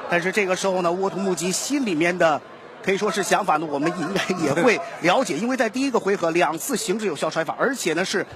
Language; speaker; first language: Chinese; native; Chinese